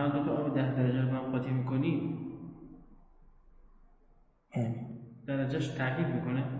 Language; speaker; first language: Persian; native; Persian